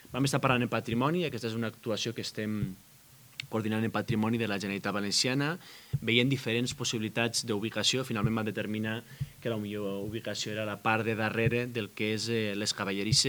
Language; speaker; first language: Catalan; native; Catalan